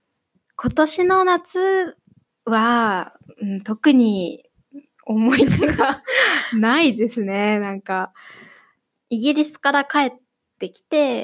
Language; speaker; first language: Japanese; native; Japanese